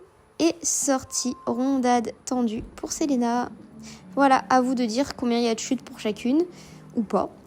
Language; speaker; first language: French; native; French